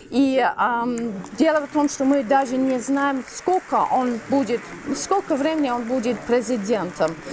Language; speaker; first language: Russian; non-native, fluent; English